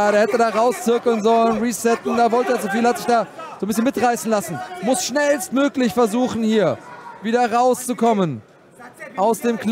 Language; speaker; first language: German; native; German